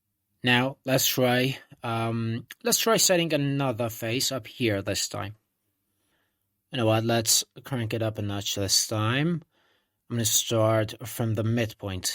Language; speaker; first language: English; non-native, fluent; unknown